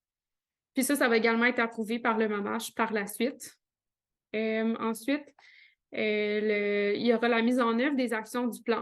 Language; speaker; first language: French; native; French